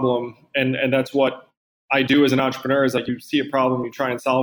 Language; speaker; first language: English; native; English